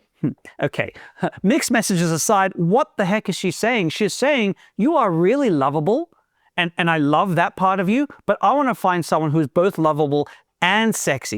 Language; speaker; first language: English; native; English